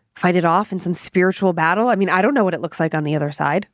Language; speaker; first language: English; native; English